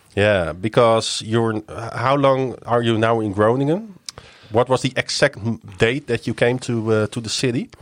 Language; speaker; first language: English; non-native, fluent; Dutch